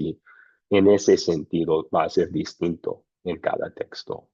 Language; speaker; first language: Spanish; non-native, fluent; English